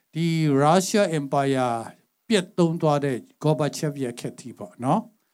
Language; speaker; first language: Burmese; non-native, local second language; Tedim Chin